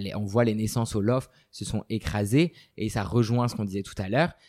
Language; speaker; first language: French; native; French